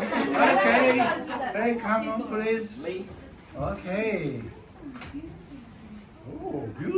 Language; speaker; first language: English; non-native, learner; Japanese